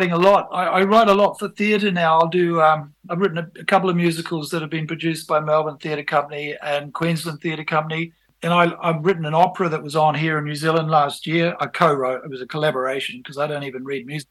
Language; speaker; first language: English; native; English